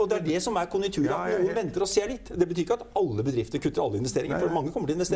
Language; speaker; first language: Norwegian; native; Norwegian